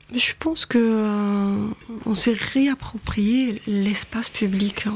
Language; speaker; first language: French; non-native, local second language; Arabic